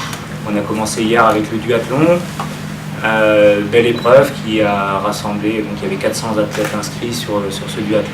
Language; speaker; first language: French; native; French